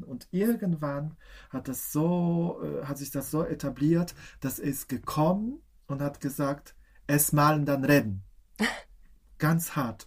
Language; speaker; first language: German; non-native, fluent; Polish